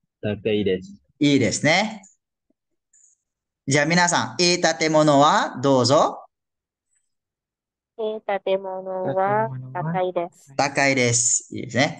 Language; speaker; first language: Japanese; non-native, fluent; Malay